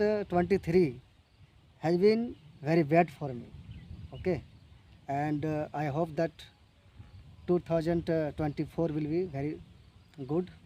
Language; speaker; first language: English; non-native, local second language; Hindi